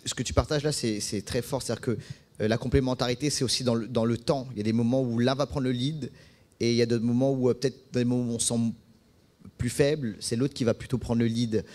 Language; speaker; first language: French; native; French